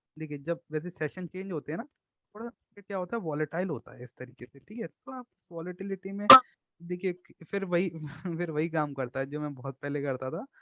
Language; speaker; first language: Hindi; native; Hindi